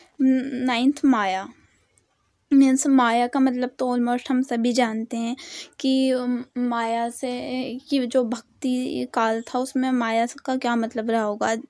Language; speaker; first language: Hindi; native; Hindi